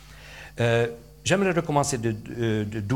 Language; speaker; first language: French; non-native, fluent; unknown